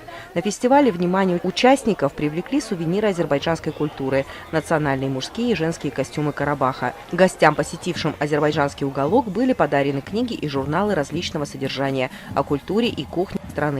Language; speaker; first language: Russian; native; Russian